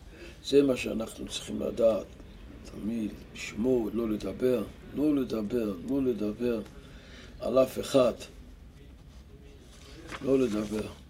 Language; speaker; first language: Hebrew; non-native, local second language; Yiddish